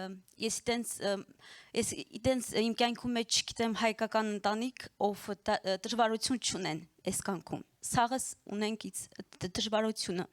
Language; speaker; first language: Armenian; early bilingual, heritage; Armenian